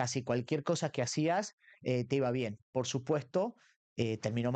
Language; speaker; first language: Spanish; native; Spanish